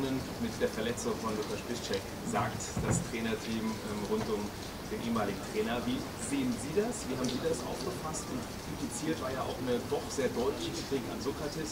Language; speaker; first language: German; native; German